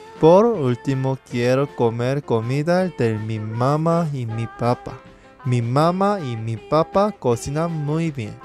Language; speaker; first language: Spanish; non-native, learner; Korean